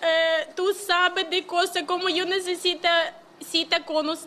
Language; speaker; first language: Spanish; non-native, learner; Russian